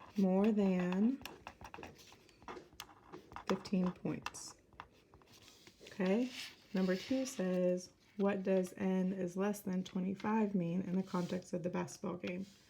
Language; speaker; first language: English; native; English